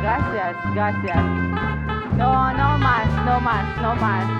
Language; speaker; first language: Spanish; non-native, learner; Hebrew